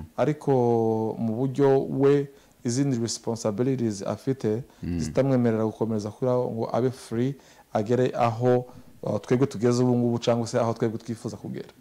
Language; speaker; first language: Kinyarwanda; native; Kinyarwanda